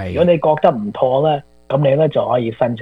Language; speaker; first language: Chinese; early bilingual, heritage; Cantonese